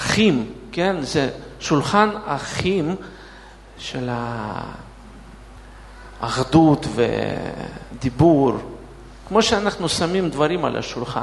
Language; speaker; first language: Hebrew; non-native, fluent; Russian